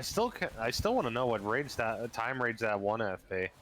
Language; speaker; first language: English; native; English